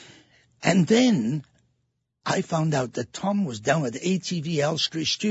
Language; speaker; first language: English; native; English